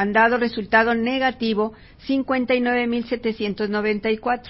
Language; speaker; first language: Spanish; native; Spanish